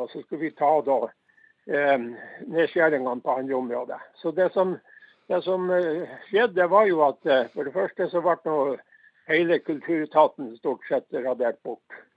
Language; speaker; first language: Norwegian; native; Norwegian